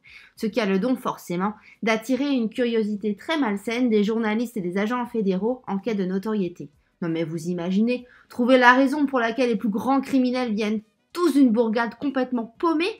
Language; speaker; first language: French; native; French